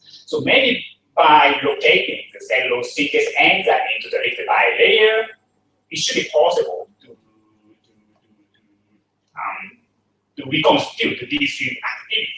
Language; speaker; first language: English; non-native, fluent; Japanese